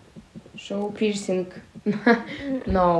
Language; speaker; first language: English; non-native, learner; Russian